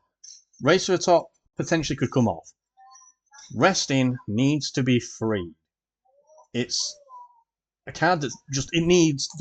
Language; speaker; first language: English; native; English